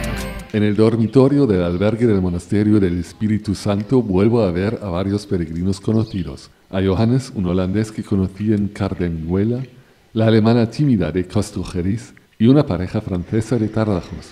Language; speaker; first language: Spanish; non-native, fluent; German